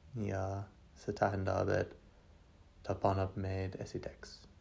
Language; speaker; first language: Estonian; non-native, learner; English